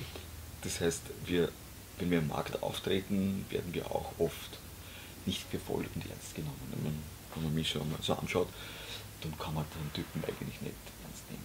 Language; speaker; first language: German; native; German